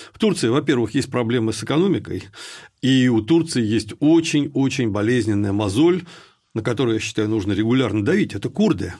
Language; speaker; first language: Russian; native; Russian